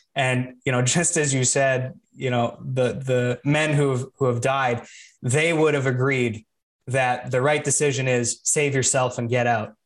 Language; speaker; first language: English; native; English